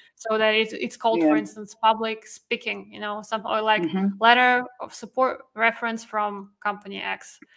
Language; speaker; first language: English; non-native, fluent; Russian